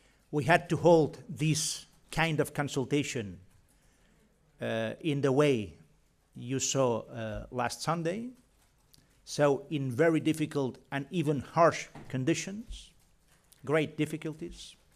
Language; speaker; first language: English; non-native, fluent; Catalan